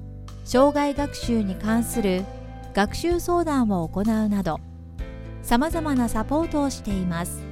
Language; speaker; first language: Japanese; native; Japanese